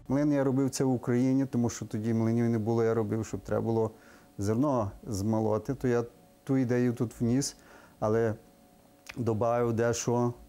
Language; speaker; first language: Ukrainian; native; Ukrainian